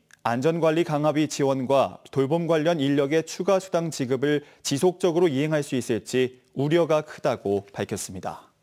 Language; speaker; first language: Korean; native; Korean